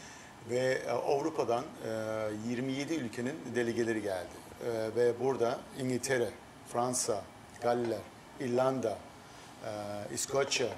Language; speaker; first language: Turkish; early bilingual, heritage; Turkish